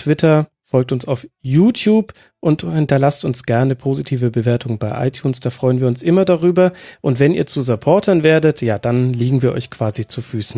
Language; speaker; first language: German; native; German